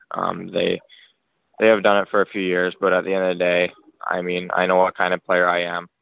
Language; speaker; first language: English; native; English